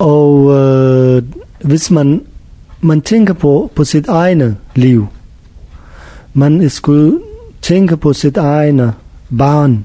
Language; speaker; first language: Danish; non-native, learner; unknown